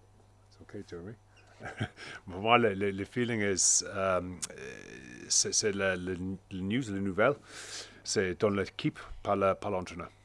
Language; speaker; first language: French; non-native, learner; English